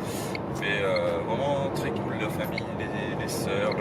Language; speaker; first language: French; native; French